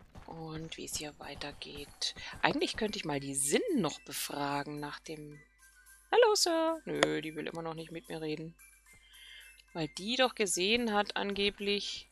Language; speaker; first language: German; native; German